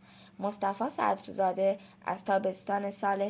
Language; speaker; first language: Persian; native; Persian